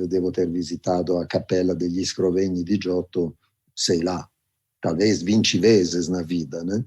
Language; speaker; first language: Portuguese; non-native, fluent; Italian